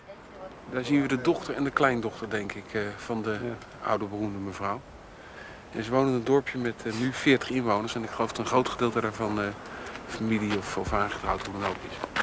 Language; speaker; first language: Dutch; native; Dutch